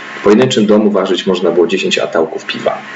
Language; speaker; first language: Polish; native; Polish